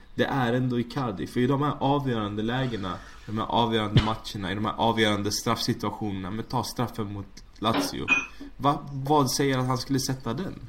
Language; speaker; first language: Swedish; early bilingual, other home language; Arabic